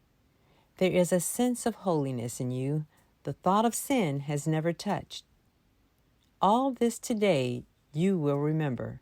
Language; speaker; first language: English; native; English